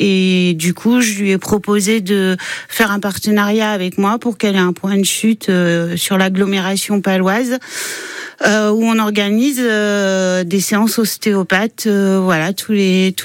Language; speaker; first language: French; native; French